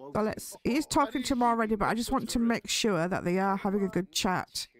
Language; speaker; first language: English; native; English